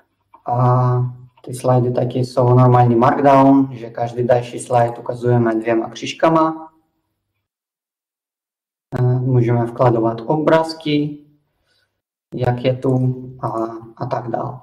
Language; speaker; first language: Czech; non-native, fluent; Russian